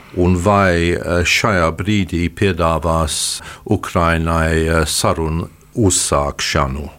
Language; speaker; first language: Latvian; early bilingual, heritage; Latvian